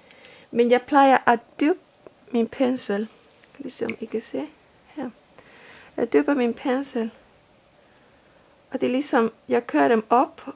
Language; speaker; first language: Danish; non-native, fluent; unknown